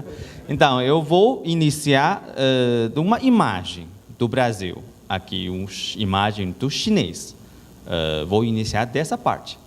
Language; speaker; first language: Portuguese; non-native, learner; Chinese